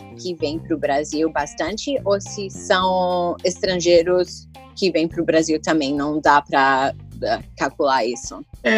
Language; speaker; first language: Portuguese; early bilingual, heritage; English